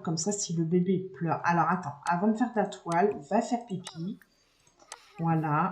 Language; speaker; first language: French; native; French